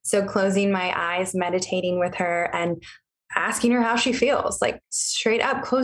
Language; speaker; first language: English; native; English